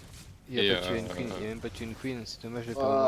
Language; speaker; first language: French; native; French